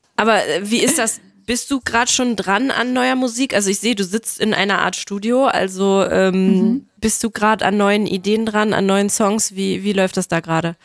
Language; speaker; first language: German; native; German